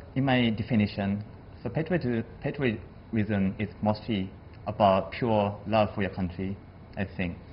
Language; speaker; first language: English; non-native, fluent; Japanese